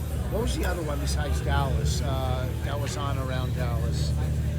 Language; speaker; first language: English; native; English